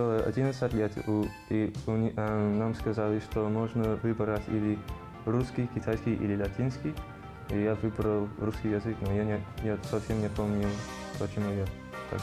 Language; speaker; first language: Russian; non-native, learner; English